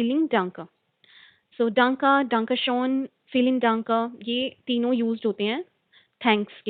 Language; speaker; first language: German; non-native, learner; Hindi